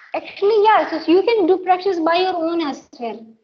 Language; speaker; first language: English; non-native, local second language; Hindi